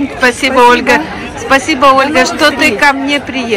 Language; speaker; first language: Russian; non-native, learner; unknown